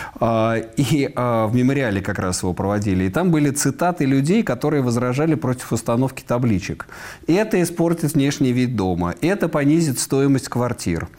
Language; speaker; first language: Russian; native; Russian